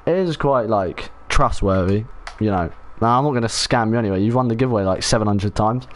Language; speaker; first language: English; native; English